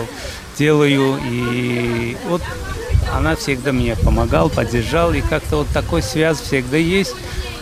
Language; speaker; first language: Russian; non-native, fluent; Azerbaijani